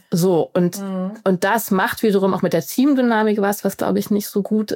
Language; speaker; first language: German; native; German